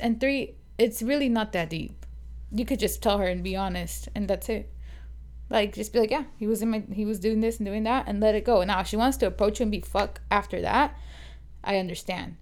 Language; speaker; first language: English; early bilingual, other home language; Spanish